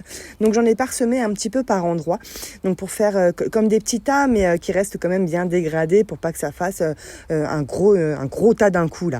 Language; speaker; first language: French; native; French